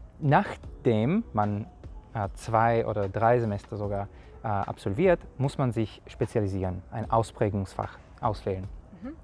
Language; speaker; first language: German; non-native, fluent; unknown